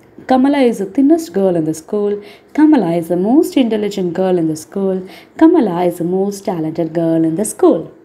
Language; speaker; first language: English; non-native, local second language; Malayalam